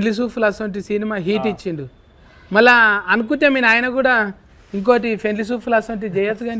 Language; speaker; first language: Telugu; native; Telugu